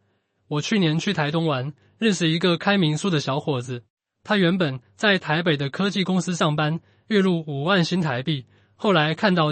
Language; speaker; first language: Chinese; native; Chinese